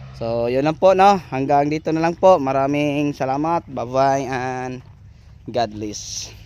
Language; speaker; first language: Filipino; non-native, local second language; Cebuano